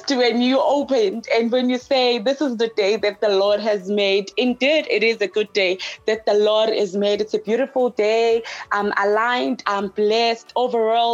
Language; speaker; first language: English; non-native, local second language; Zulu